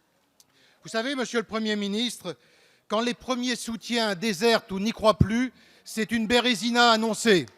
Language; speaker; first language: French; native; French